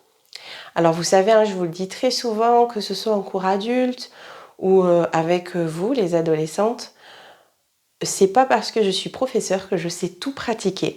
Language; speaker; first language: French; native; French